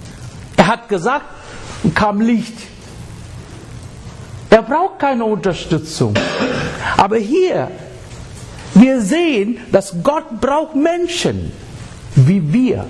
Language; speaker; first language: German; non-native, learner; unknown